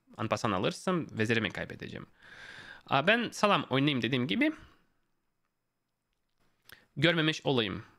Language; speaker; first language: Turkish; non-native, fluent; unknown